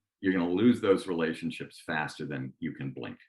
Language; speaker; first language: English; native; English